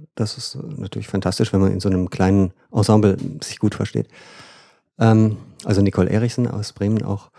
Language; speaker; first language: German; native; German